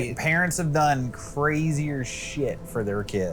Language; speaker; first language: English; native; English